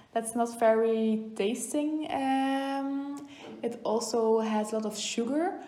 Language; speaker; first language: English; non-native, fluent; Dutch